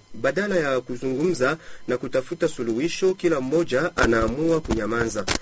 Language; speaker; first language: Swahili; native; Swahili